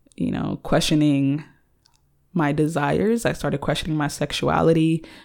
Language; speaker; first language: English; early bilingual, other home language; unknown